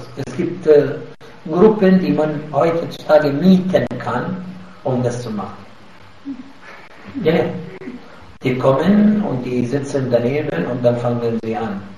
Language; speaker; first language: German; non-native, fluent; Arabic